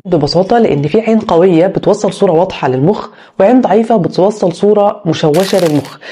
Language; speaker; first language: Arabic; native; Arabic